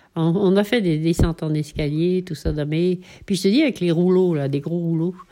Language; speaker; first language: French; native; French